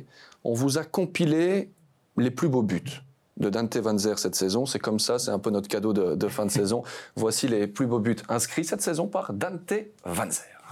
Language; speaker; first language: French; native; French